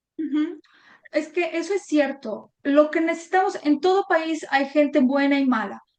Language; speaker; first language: Spanish; non-native, fluent; Ukrainian